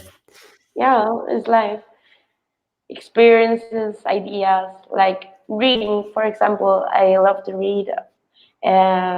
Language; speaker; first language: English; non-native, fluent; Spanish